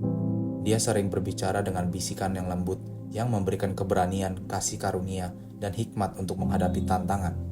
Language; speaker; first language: Indonesian; native; Indonesian